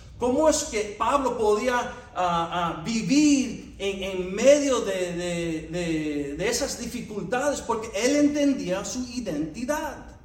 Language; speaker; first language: Spanish; non-native, fluent; English